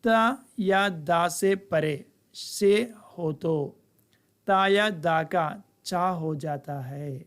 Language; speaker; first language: Hindi; non-native, local second language; Telugu